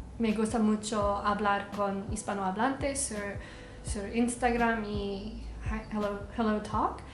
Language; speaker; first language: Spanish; non-native, learner; Afrikaans